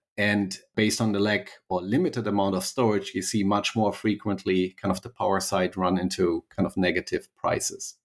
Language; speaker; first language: English; non-native, fluent; German